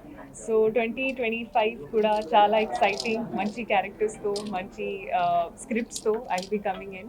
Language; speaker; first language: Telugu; non-native, learner; Hindi